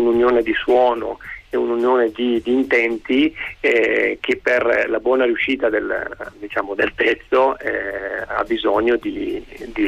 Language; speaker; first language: Italian; native; Italian